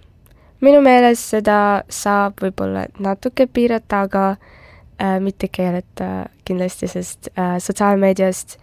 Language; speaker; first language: Estonian; non-native, local second language; Russian